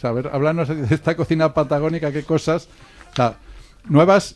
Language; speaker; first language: Spanish; native; Spanish